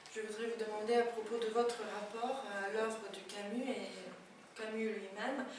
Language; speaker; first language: French; non-native, fluent; Lithuanian